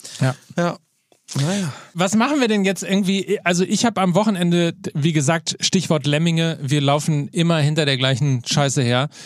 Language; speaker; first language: German; native; German